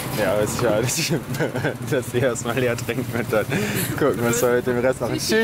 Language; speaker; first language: German; native; German